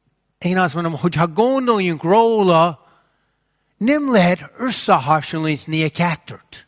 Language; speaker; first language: Hungarian; non-native, fluent; English